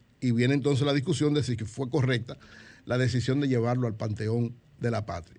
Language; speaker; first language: Spanish; native; Spanish